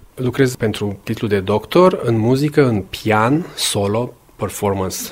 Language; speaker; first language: Romanian; native; Romanian